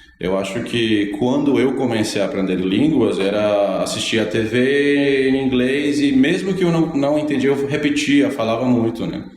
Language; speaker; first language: Portuguese; non-native, fluent; Spanish